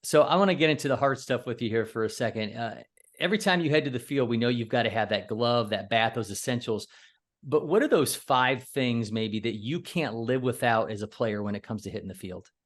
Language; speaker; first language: English; native; English